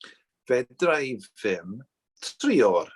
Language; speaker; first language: Welsh; non-native, learner; English